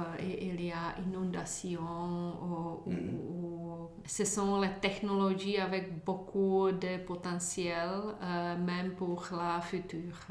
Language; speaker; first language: French; non-native, learner; Czech